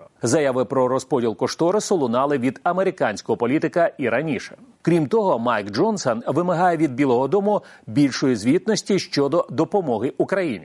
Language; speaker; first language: Ukrainian; native; Ukrainian